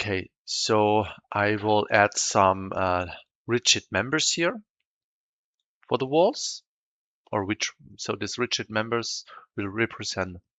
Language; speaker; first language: English; non-native, fluent; German